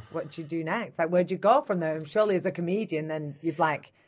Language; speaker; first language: English; native; English